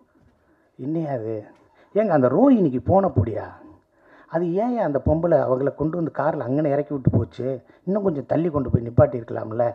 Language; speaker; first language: Tamil; native; Tamil